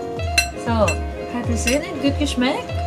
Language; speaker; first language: German; non-native, learner; Filipino